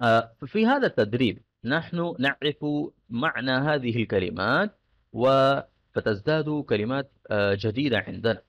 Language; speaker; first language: Arabic; non-native, fluent; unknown